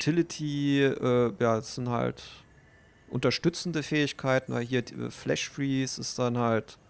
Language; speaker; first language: German; native; German